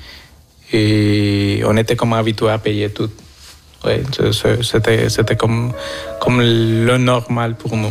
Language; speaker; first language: French; non-native, fluent; Spanish